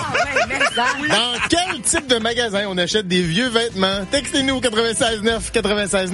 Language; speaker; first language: French; native; French